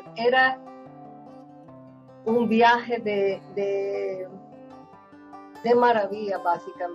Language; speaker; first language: Spanish; non-native, fluent; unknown